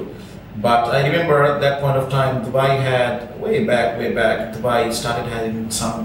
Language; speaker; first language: English; non-native, local second language; Bangla